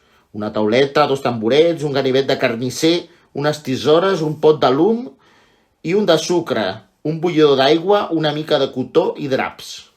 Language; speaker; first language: Catalan; native; Catalan